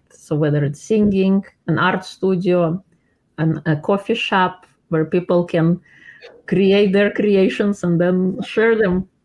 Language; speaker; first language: English; non-native, fluent; Russian